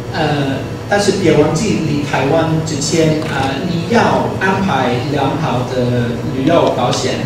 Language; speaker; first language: Chinese; non-native, fluent; English